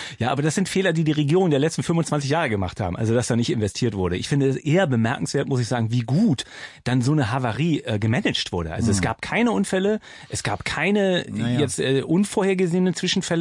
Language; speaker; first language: German; native; German